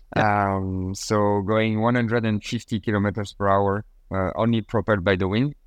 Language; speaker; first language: English; non-native, fluent; French